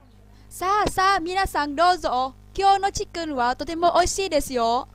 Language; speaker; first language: Japanese; non-native, learner; Vietnamese